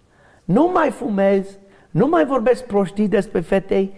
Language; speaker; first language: Romanian; non-native, learner; English